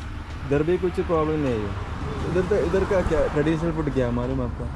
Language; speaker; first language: Hindi; non-native, local second language; Malayalam